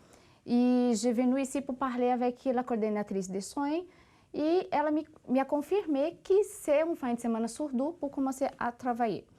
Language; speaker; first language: French; non-native, fluent; Portuguese